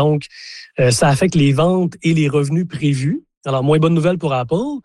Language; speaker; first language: French; native; French